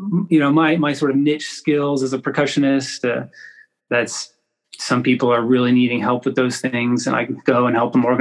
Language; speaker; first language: English; native; English